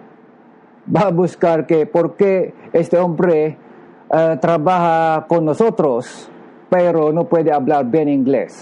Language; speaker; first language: Spanish; non-native, learner; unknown